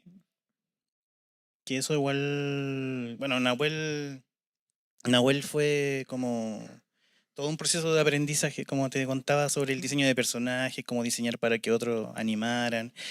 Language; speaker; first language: Spanish; native; Spanish